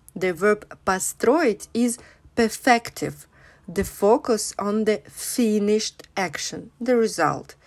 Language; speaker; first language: English; non-native, fluent; Russian